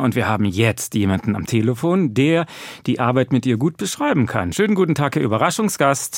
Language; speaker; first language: German; native; German